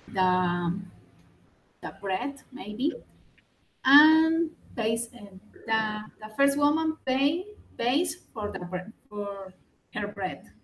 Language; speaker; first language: English; non-native, learner; Spanish